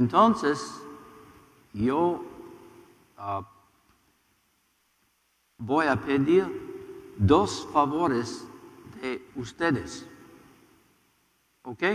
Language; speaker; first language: Spanish; non-native, learner; English